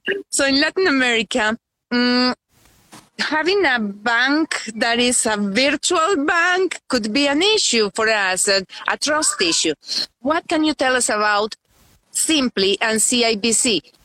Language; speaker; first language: English; non-native, fluent; Spanish